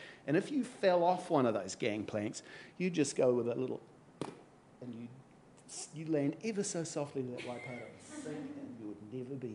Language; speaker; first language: English; native; English